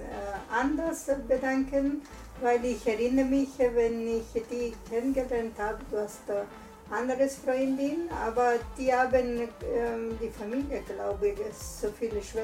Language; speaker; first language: German; non-native, learner; Italian